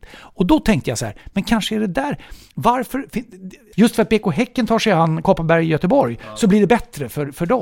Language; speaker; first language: Swedish; native; Swedish